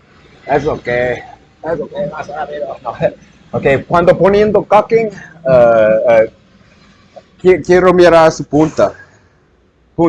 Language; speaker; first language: Spanish; non-native, learner; English